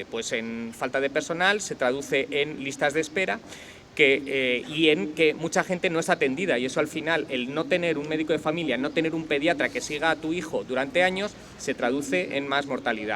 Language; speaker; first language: Spanish; native; Spanish